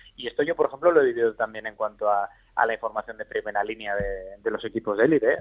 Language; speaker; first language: Spanish; native; Spanish